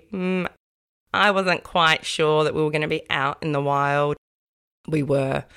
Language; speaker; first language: English; native; English